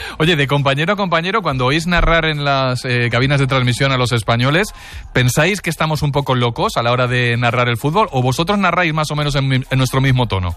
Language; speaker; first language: Spanish; native; Spanish